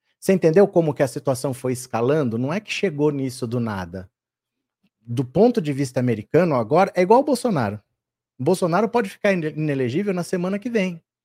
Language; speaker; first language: Portuguese; native; Portuguese